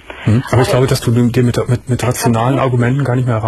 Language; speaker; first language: German; native; German